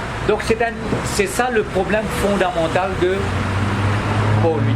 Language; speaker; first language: French; non-native, local second language; Morisyen